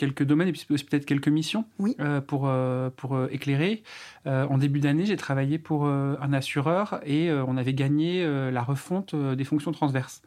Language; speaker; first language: French; native; French